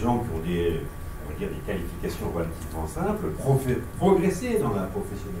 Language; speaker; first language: French; native; French